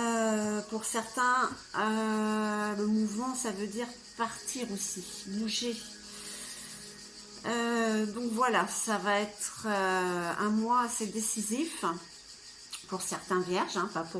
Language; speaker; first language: French; native; French